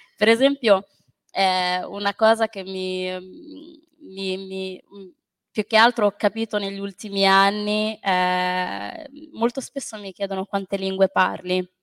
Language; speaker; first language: Italian; early bilingual, other home language; Arabic